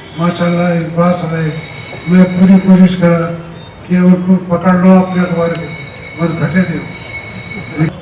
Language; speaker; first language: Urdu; native; Urdu